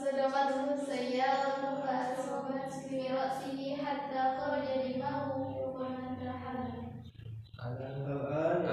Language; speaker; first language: Arabic; non-native, learner; Indonesian